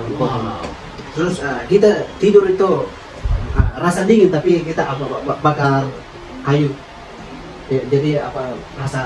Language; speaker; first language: Indonesian; non-native, local second language; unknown